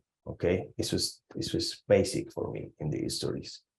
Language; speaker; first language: English; non-native, learner; Spanish